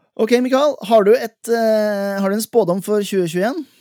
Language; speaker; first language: Norwegian; native; Norwegian